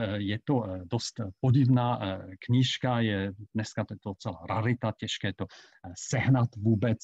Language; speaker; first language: Czech; non-native, fluent; German